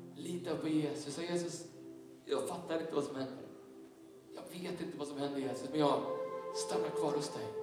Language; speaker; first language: Swedish; native; Swedish